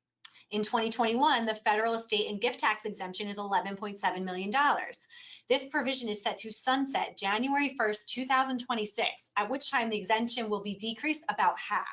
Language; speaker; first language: English; native; English